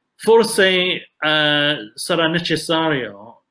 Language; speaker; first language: Italian; non-native, fluent; English